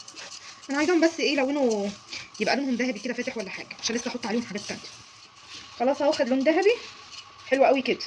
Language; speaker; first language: Arabic; native; Arabic